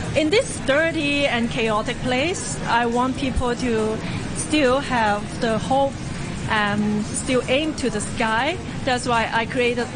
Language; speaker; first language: English; non-native, local second language; Cantonese